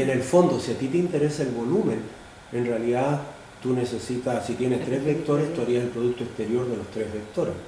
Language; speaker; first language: Spanish; native; Spanish